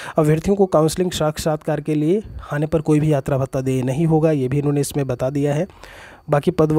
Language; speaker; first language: Hindi; native; Hindi